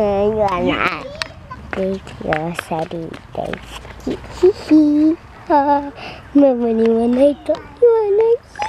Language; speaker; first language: Japanese; early bilingual, heritage; Japanese